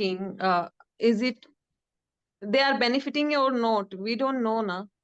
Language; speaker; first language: English; non-native, learner; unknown